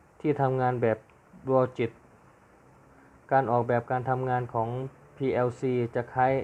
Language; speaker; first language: Thai; native; Thai